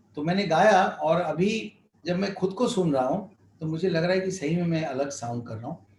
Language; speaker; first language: Hindi; non-native, local second language; Bangla